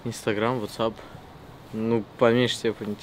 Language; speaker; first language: Russian; native; Russian